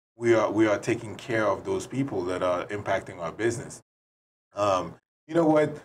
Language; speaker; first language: English; native; English